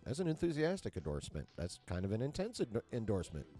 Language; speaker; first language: English; native; English